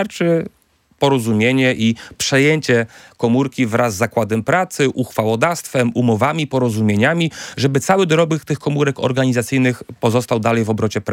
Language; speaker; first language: Polish; native; Polish